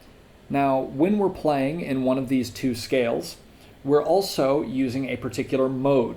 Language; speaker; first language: English; native; English